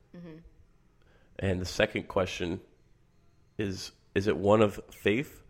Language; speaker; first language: English; native; English